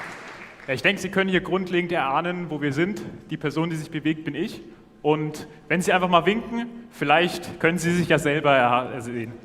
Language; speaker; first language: German; native; German